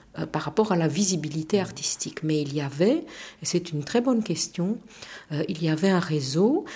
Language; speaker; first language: French; non-native, fluent; Romanian